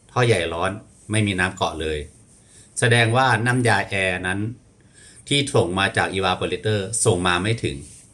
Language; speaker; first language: Thai; native; Thai